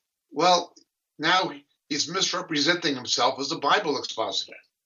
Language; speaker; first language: English; native; English